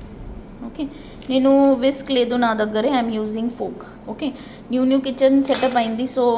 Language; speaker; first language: Telugu; non-native, learner; Marathi